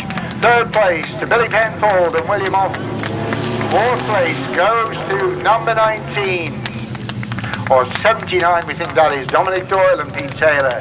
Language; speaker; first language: English; native; English